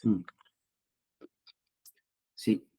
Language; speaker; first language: Spanish; native; Spanish